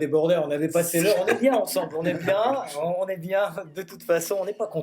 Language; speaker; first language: French; native; French